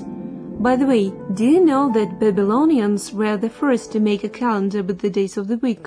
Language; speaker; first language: English; non-native, fluent; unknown